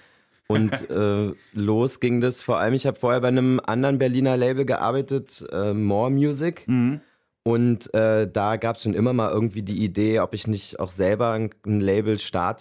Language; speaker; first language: German; native; German